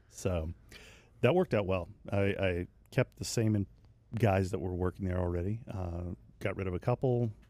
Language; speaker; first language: English; native; English